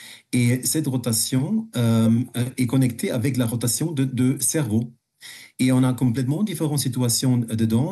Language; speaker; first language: French; non-native, fluent; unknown